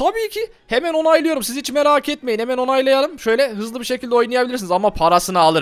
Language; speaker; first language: Turkish; native; Turkish